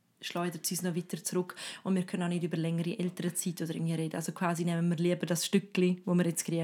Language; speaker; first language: German; native; German